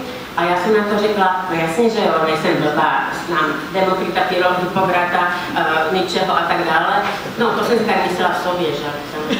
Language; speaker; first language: Czech; non-native, fluent; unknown